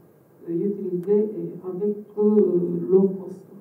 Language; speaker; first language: French; non-native, fluent; Japanese